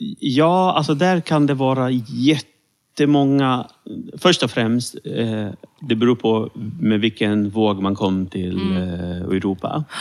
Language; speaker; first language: Swedish; early bilingual, other home language; Romany